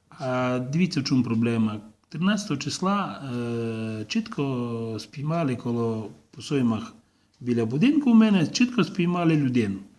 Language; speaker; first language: Ukrainian; native; Ukrainian